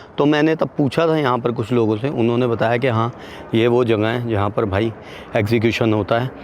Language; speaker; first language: Hindi; native; Hindi